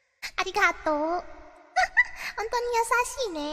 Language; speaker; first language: Japanese; non-native, learner; Indonesian